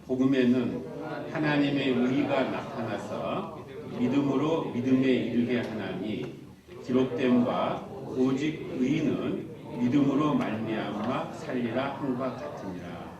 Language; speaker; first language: Korean; native; Korean